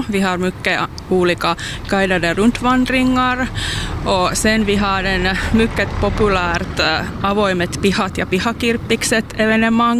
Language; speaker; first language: Swedish; non-native, local second language; Finnish